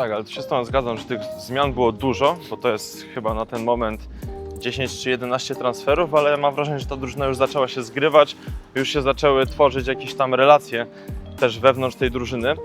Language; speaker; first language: Polish; native; Polish